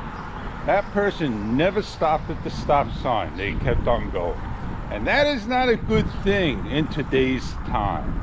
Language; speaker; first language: English; native; English